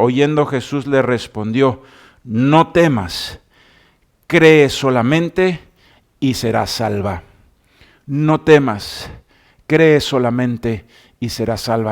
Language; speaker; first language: Spanish; native; Spanish